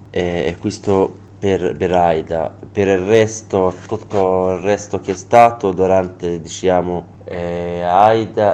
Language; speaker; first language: Italian; non-native, learner; Arabic